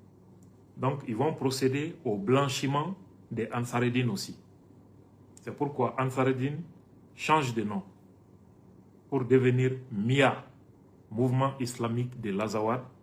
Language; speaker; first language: French; non-native, local second language; Bambara